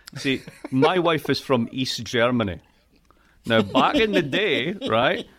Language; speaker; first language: English; native; English